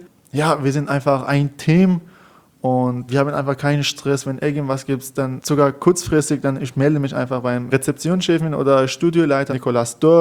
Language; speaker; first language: German; non-native, learner; Persian